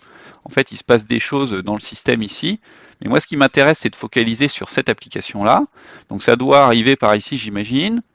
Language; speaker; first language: French; native; French